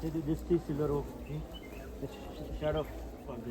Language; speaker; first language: English; non-native, learner; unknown